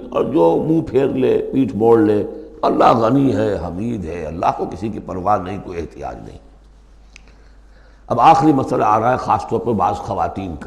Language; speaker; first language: Urdu; native; Urdu